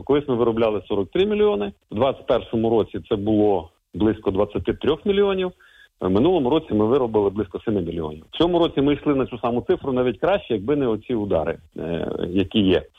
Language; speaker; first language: Ukrainian; native; Ukrainian